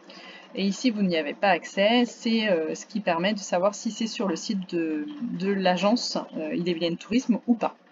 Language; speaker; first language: French; native; French